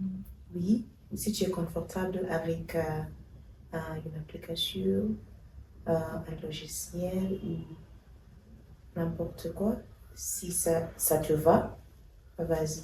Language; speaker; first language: French; non-native, fluent; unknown